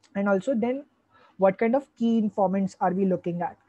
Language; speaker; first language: English; non-native, local second language; Hindi